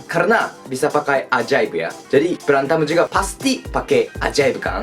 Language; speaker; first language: Indonesian; non-native, learner; Japanese